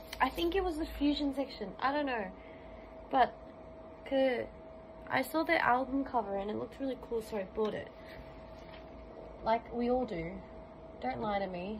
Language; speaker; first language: English; native; English